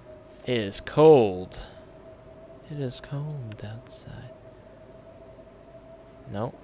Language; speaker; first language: English; native; English